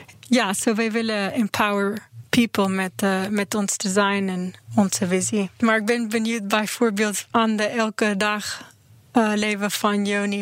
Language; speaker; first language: Dutch; non-native, learner; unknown